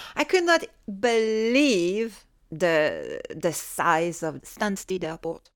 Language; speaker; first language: English; non-native, fluent; French